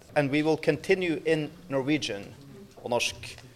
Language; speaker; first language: English; non-native, fluent; Norwegian